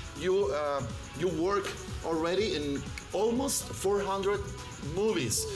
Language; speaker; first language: English; non-native, fluent; Spanish